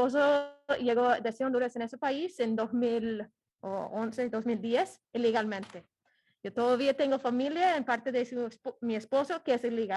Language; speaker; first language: Spanish; non-native, fluent; English